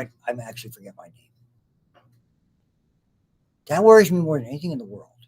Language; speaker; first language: English; native; English